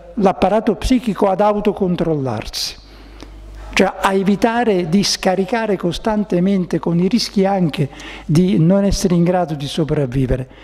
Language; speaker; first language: Italian; native; Italian